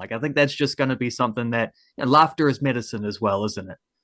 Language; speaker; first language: English; native; English